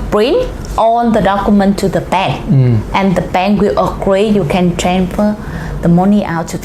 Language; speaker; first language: English; non-native, learner; Vietnamese